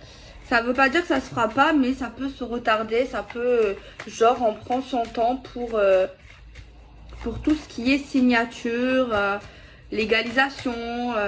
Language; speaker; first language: French; native; French